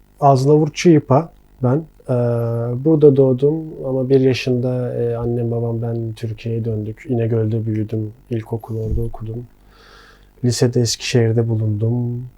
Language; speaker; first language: Turkish; early bilingual, other home language; Abkhazian